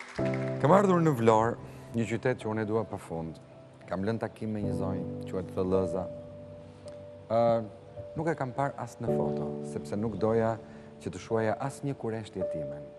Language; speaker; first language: Albanian; native; Albanian